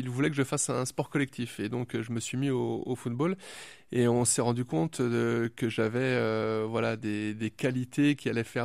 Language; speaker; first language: French; native; French